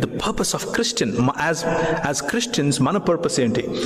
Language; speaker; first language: English; non-native, local second language; Telugu